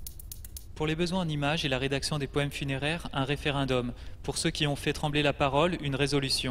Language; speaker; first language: French; native; French